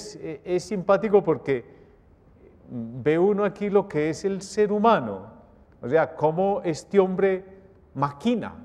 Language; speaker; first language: Spanish; native; Spanish